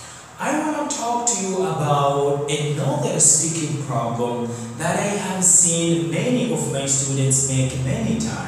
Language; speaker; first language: English; non-native, fluent; Comorian